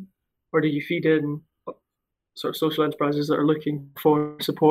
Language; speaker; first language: English; native; English